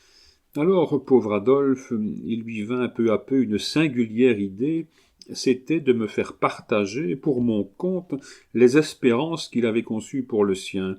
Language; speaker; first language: French; native; French